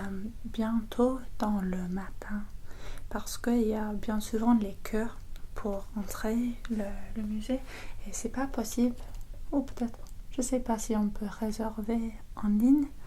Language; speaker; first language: French; non-native, fluent; English